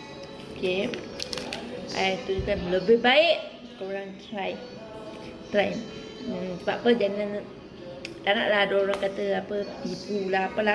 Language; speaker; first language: Malay; native; Malay